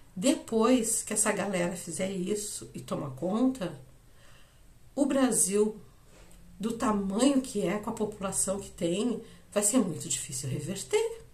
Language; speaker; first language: Portuguese; native; Portuguese